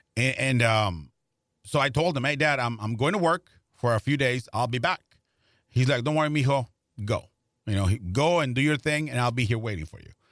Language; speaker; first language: English; non-native, fluent; Spanish